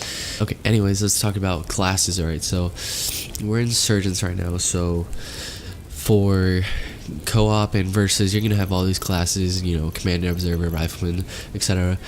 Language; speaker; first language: English; native; English